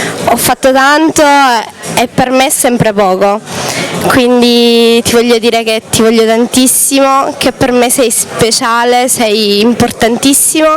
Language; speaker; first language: Italian; native; Italian